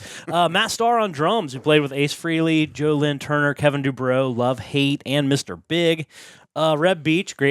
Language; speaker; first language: English; native; English